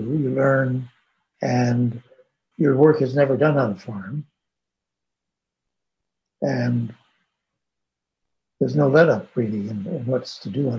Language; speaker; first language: English; native; English